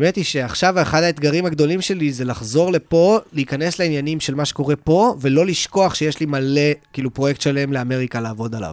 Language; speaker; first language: Hebrew; native; Hebrew